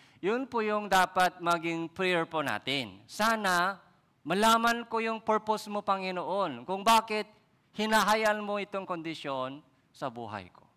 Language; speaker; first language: Filipino; non-native, fluent; Korean